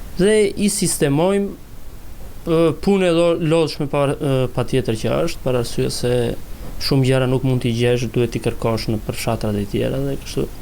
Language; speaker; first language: Albanian; non-native, local second language; Macedonian